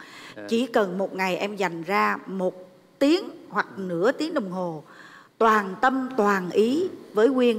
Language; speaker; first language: Vietnamese; native; Vietnamese